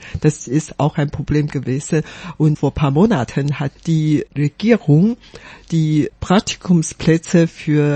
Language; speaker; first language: German; non-native, fluent; Chinese